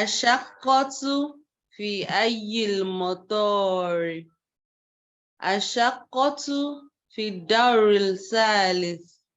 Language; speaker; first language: Arabic; non-native, learner; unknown